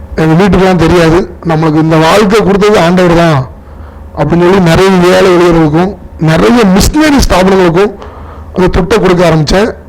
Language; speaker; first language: Tamil; non-native, local second language; Telugu